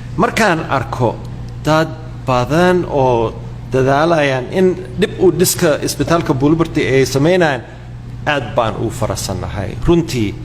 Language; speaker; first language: Somali; non-native, fluent; English